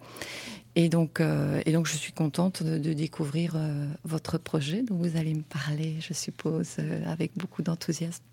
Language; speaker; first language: French; native; French